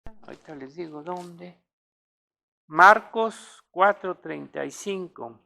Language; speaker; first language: Spanish; native; Spanish